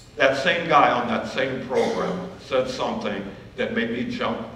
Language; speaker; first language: English; native; English